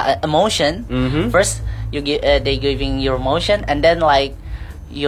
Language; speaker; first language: English; non-native, learner; Indonesian